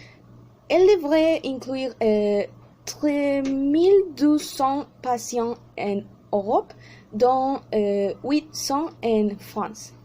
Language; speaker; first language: French; non-native, learner; Spanish